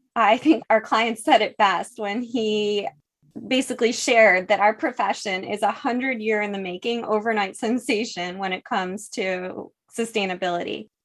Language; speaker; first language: English; native; English